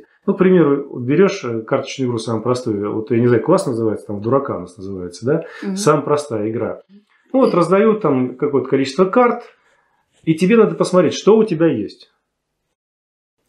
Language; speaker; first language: Russian; native; Russian